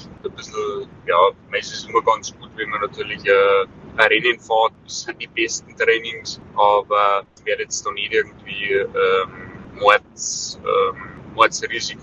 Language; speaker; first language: German; native; German